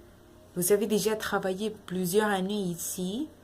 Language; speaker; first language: French; non-native, learner; Spanish